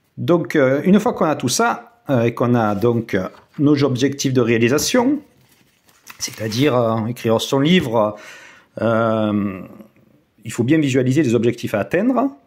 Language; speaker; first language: French; native; French